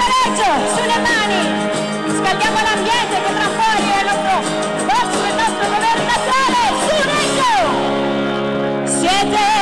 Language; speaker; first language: Italian; native; Italian